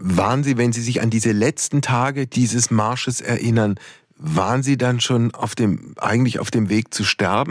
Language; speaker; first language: German; native; German